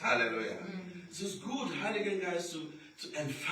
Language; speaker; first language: German; non-native, learner; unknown